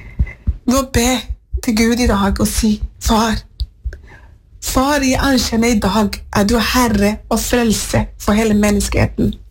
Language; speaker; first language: Norwegian; non-native, fluent; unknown